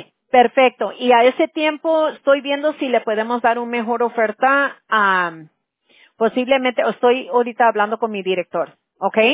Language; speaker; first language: Spanish; early bilingual, heritage; Spanish